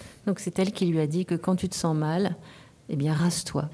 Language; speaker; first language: French; native; French